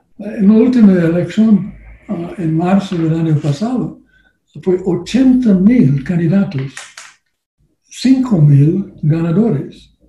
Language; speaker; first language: Spanish; non-native, learner; English